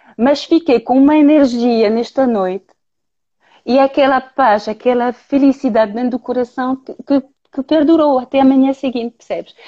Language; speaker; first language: Portuguese; non-native, fluent; French